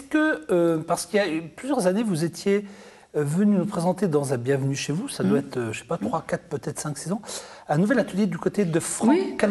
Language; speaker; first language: French; native; French